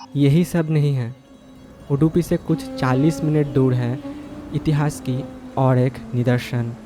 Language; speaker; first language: Hindi; non-native, local second language; Bangla